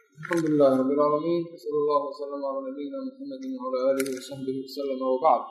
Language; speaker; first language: Arabic; non-native, local second language; Somali